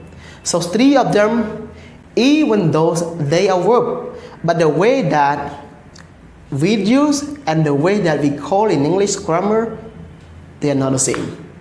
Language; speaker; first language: English; non-native, learner; Khmer